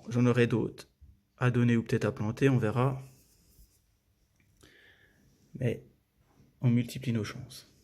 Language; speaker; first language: French; native; French